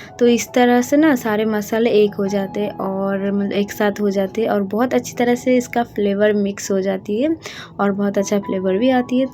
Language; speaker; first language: Hindi; non-native, local second language; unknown